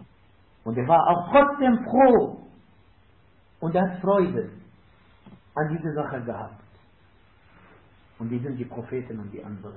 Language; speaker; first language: German; non-native, fluent; Arabic